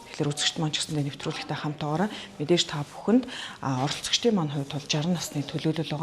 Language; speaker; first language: Mongolian; native; Mongolian